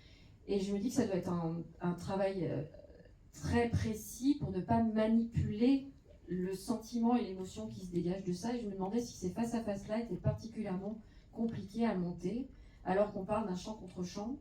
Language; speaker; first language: French; native; French